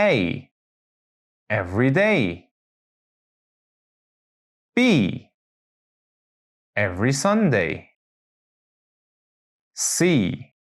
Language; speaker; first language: English; non-native, fluent; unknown